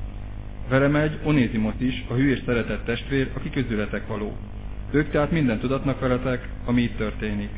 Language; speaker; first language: Hungarian; native; Hungarian